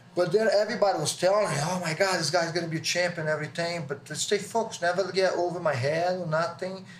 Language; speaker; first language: English; non-native, learner; Portuguese